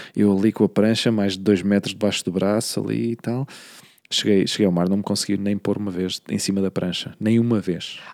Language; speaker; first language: Portuguese; native; Portuguese